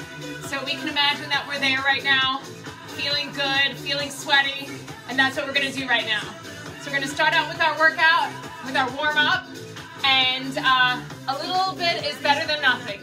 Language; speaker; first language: English; native; English